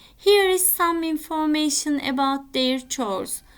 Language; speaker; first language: English; non-native, fluent; Turkish